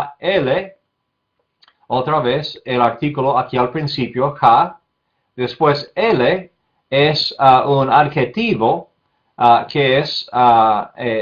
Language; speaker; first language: Spanish; non-native, fluent; English